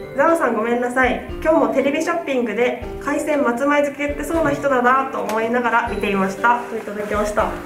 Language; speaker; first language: Japanese; native; Japanese